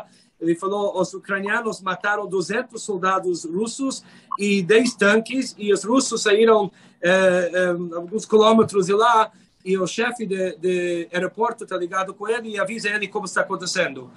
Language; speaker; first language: Portuguese; non-native, fluent; Hebrew